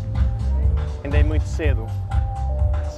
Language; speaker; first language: Portuguese; native; Portuguese